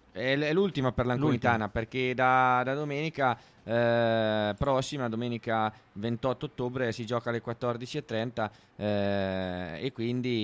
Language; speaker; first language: Italian; native; Italian